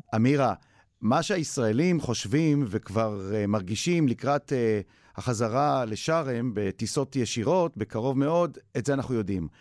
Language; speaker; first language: Hebrew; native; Hebrew